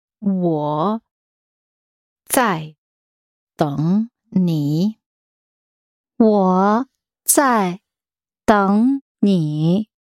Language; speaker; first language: Chinese; non-native, learner; English